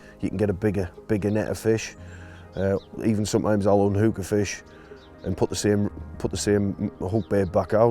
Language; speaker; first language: English; native; English